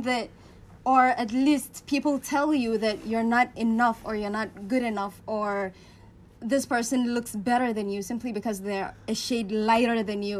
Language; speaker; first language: English; non-native, local second language; Hausa